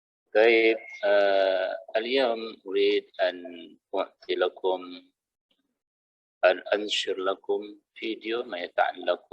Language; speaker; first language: Arabic; non-native, fluent; Indonesian